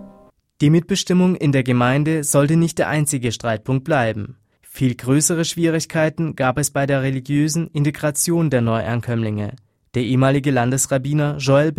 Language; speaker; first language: German; native; German